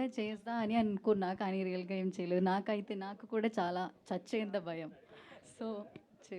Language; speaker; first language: Telugu; non-native, learner; Malayalam